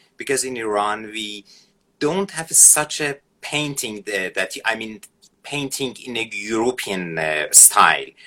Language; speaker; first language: English; non-native, fluent; Persian